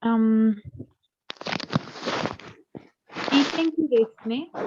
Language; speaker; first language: Japanese; non-native, learner; Spanish